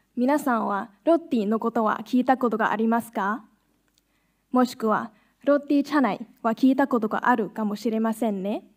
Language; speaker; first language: Japanese; non-native, fluent; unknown